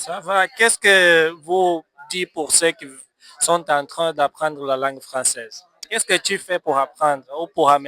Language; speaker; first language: French; non-native, fluent; Portuguese